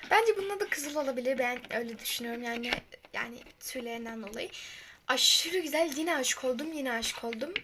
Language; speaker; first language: Turkish; native; Turkish